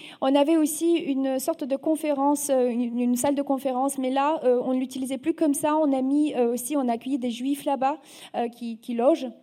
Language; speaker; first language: French; non-native, fluent; Russian